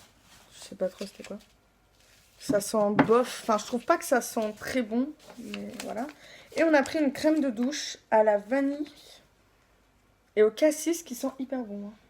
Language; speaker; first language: French; native; French